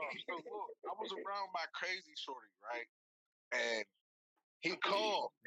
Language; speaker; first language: English; native; English